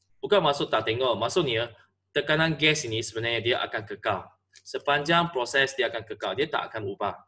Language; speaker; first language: Malay; non-native, local second language; Chinese